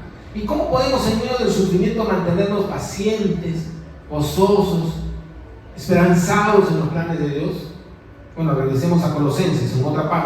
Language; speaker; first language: Spanish; native; Spanish